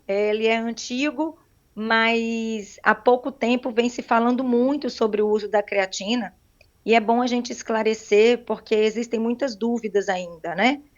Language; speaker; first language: Portuguese; native; Portuguese